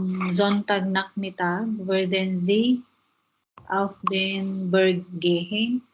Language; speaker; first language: German; non-native, learner; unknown